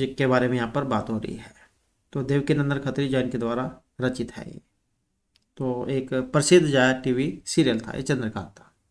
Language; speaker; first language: Hindi; native; Hindi